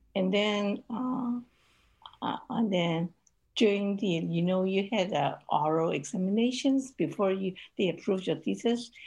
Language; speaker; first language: English; non-native, local second language; Cantonese